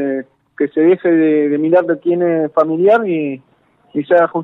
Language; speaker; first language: Spanish; native; Spanish